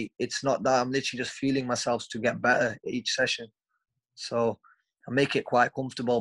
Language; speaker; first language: English; native; English